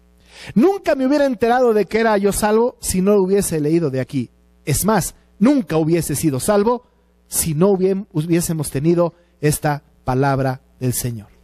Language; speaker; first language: Spanish; native; Spanish